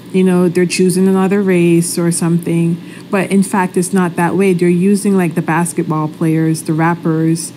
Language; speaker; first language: English; native; English